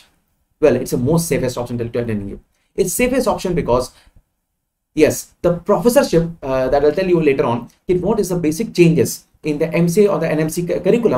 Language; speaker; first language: English; non-native, local second language; Hindi